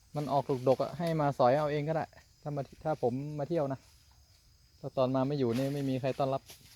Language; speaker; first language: Thai; native; Thai